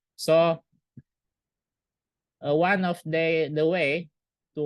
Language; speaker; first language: English; non-native, learner; Indonesian